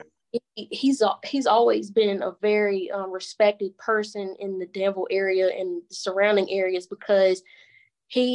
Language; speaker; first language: English; native; English